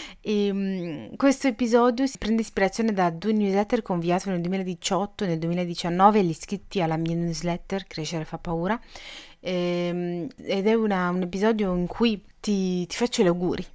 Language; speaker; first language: Italian; native; Italian